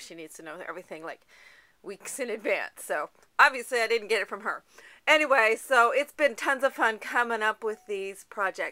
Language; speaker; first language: English; native; English